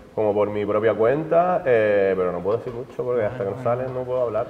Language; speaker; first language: Spanish; native; Spanish